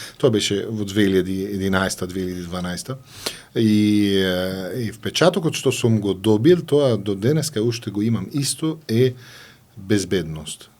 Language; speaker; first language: Macedonian; non-native, fluent; Arabic